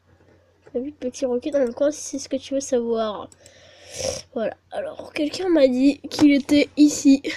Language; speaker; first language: French; native; French